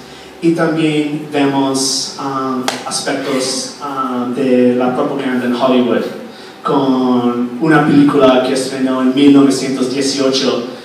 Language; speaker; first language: Spanish; non-native, fluent; English